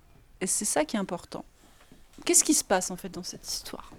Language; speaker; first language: French; native; French